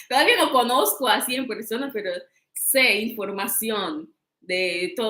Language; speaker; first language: Spanish; non-native, fluent; English